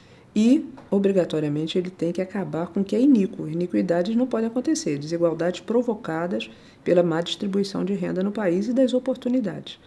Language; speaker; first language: Portuguese; native; Portuguese